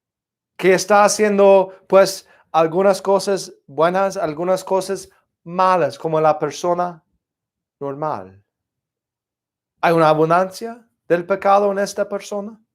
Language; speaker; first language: Spanish; non-native, fluent; English